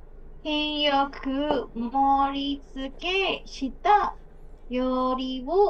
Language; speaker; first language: Japanese; non-native, learner; Burmese